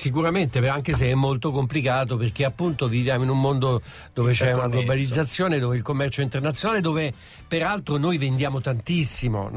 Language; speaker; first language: Italian; native; Italian